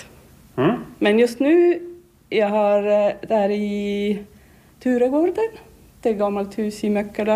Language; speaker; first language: Swedish; non-native, learner; Finnish